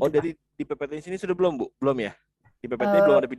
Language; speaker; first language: Indonesian; native; Indonesian